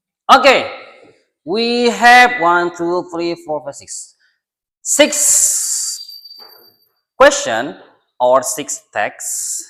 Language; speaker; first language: English; non-native, learner; Indonesian